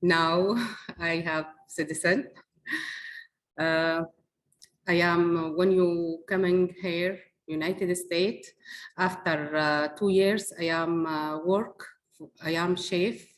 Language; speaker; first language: English; non-native, learner; Arabic